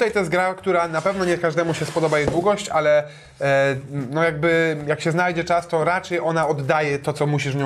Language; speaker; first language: Polish; native; Polish